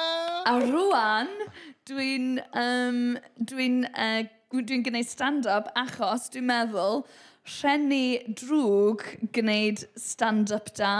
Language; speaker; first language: Welsh; non-native, learner; English